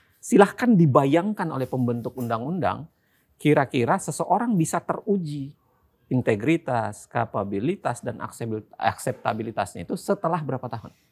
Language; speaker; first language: Indonesian; native; Indonesian